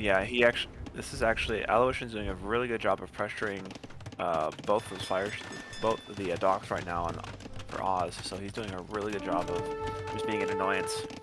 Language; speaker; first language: English; native; English